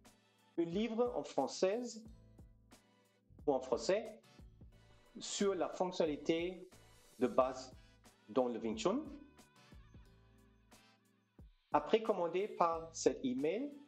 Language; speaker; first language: French; non-native, fluent; German